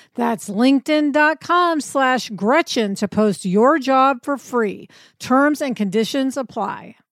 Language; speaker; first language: English; native; English